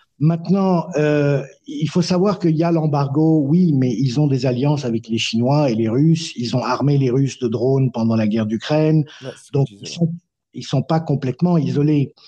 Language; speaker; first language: French; non-native, local second language; Arabic